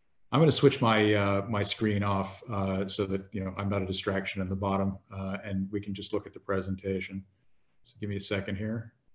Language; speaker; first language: English; native; English